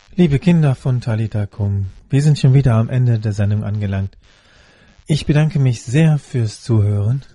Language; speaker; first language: German; native; German